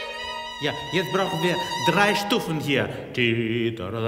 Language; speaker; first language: German; non-native, fluent; Russian